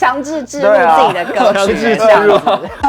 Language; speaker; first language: Chinese; native; Chinese